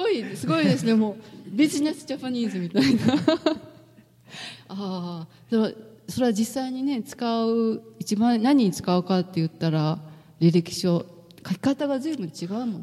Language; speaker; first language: Japanese; native; Japanese